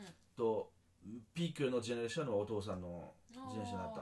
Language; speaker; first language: Japanese; non-native, learner; French